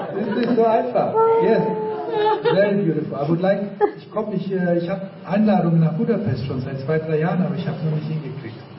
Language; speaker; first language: German; native; German